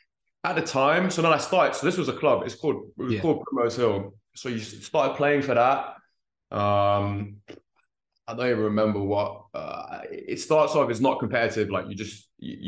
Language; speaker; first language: English; native; English